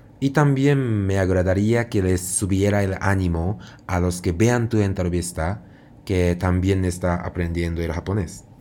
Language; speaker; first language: Spanish; non-native, fluent; Japanese